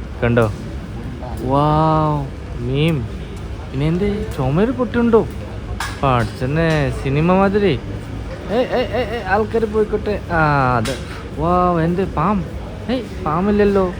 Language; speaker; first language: Malayalam; non-native, learner; Bangla